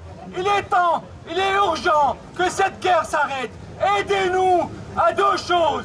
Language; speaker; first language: French; non-native, fluent; Arabic